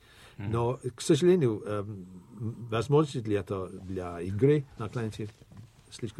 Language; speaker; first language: Russian; non-native, fluent; English